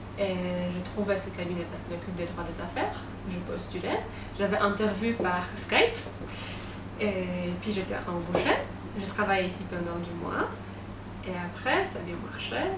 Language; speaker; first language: French; non-native, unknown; Polish